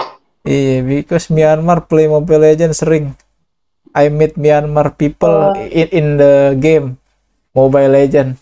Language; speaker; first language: English; non-native, learner; Indonesian